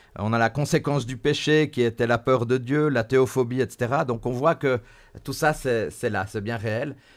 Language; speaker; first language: French; native; French